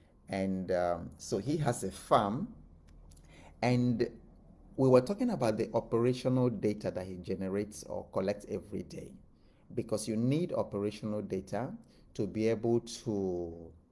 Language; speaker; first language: English; non-native, local second language; Igbo